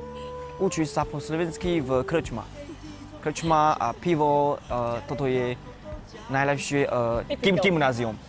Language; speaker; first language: Slovak; non-native, learner; Chinese